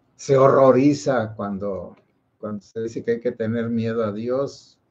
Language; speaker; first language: Spanish; native; Spanish